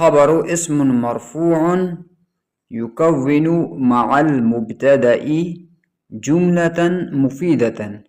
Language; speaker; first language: Arabic; non-native, fluent; Urdu